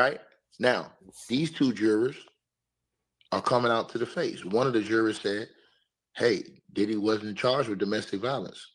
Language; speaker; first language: English; native; English